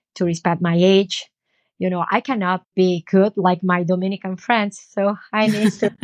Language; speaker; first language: English; non-native, learner; Italian